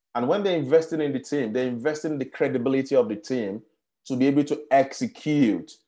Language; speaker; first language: English; non-native, local second language; Yoruba